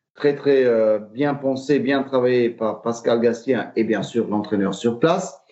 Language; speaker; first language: French; native; French